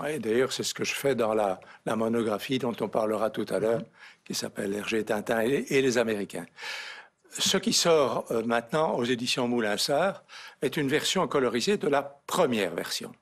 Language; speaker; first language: French; native; French